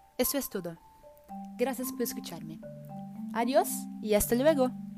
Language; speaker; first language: Spanish; non-native, learner; Portuguese